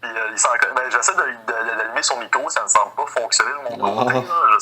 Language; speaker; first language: French; native; French